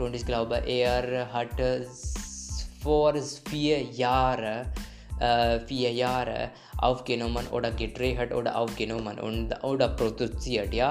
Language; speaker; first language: German; non-native, learner; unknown